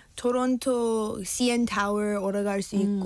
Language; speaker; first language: Korean; non-native, learner; English